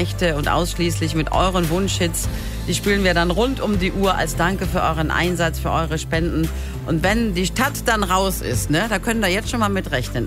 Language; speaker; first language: German; native; German